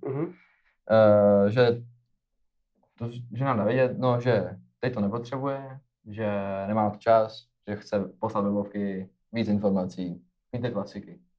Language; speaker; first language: Czech; native; Czech